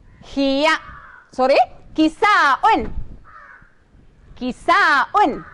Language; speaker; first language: Arabic; non-native, fluent; Malayalam